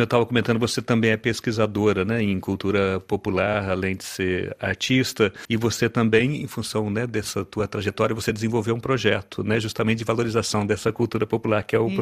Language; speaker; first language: Portuguese; native; Portuguese